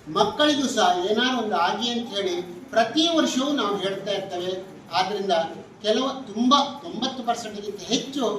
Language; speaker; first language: Kannada; native; Kannada